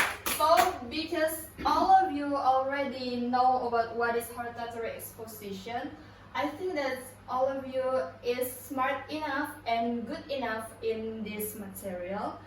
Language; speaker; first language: English; non-native, learner; Indonesian